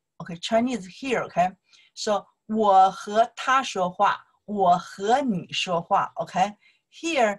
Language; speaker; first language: English; non-native, learner; Chinese